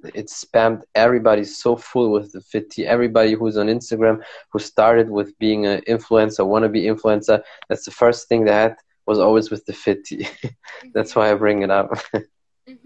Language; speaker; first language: English; non-native, fluent; Arabic